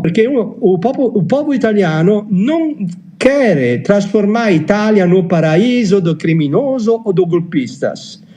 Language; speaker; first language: Portuguese; non-native, fluent; Italian